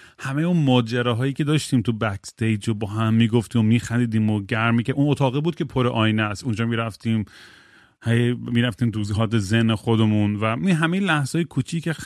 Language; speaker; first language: Persian; early bilingual, heritage; Persian